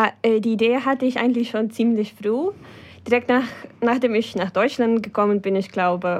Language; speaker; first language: German; non-native, fluent; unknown